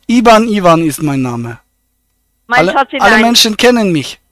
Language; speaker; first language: German; native; German